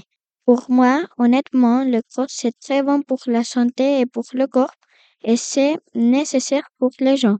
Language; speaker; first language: French; non-native, fluent; Spanish